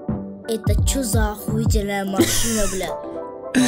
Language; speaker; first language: Russian; native; Russian